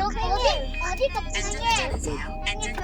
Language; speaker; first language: Korean; early bilingual, other home language; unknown